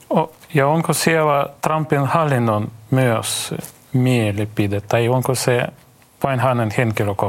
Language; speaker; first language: Finnish; non-native, fluent; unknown